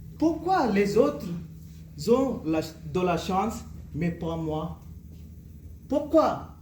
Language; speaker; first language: French; non-native, learner; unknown